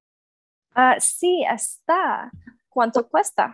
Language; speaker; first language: Spanish; non-native, learner; English